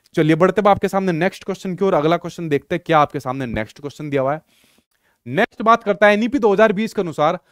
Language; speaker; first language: Hindi; native; Hindi